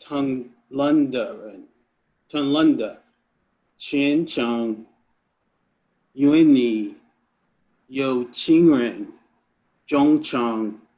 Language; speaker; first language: Chinese; non-native, learner; English